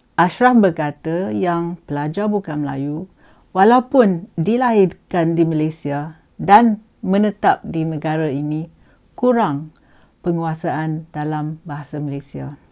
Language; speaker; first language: Malay; native; Malay